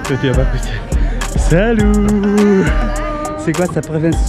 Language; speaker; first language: French; non-native, fluent; Javanese